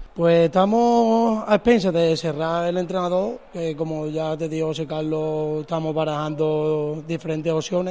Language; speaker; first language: Spanish; native; Spanish